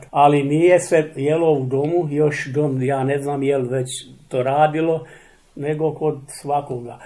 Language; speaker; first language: Serbian; non-native, local second language; Czech